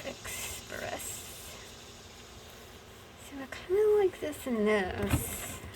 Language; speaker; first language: English; native; English